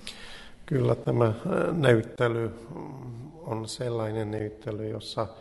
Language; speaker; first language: Finnish; non-native, learner; Hungarian